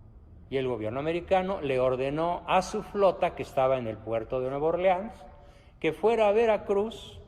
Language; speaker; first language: Spanish; native; Spanish